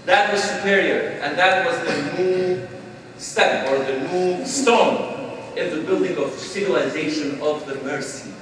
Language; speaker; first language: English; non-native, fluent; Albanian